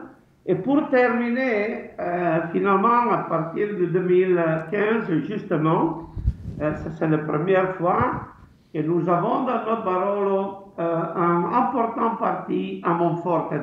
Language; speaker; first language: French; non-native, fluent; Italian